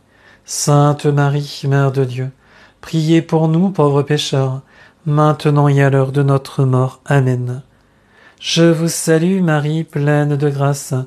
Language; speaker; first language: French; native; French